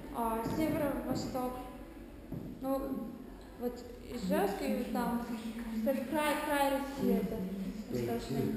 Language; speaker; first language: Russian; native; Russian